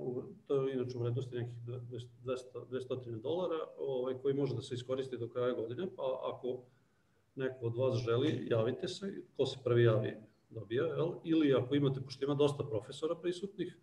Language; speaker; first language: Serbian; native; Serbian